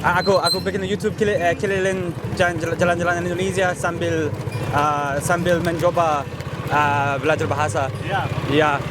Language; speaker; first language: Indonesian; non-native, learner; English